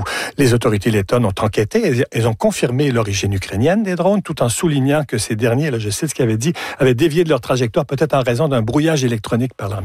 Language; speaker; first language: French; native; French